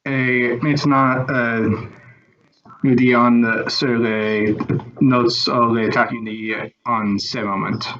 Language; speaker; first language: French; non-native, learner; English